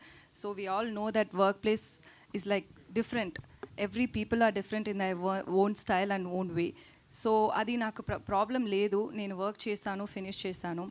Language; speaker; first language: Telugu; non-native, local second language; Tamil